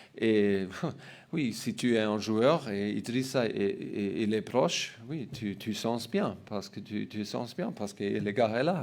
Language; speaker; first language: French; non-native, learner; German